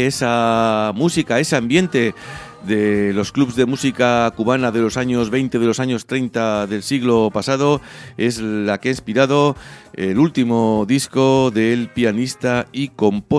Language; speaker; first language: Spanish; native; Spanish